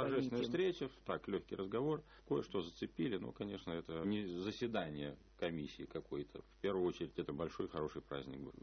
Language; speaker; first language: Russian; native; Russian